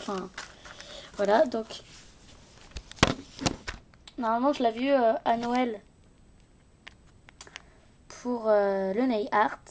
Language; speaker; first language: French; native; French